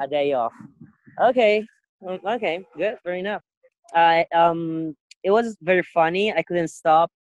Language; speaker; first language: English; non-native, fluent; Spanish